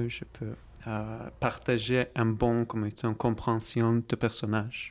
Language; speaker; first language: French; non-native, fluent; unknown